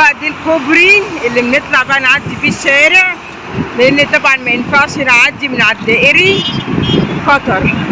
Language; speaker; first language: Arabic; native; Arabic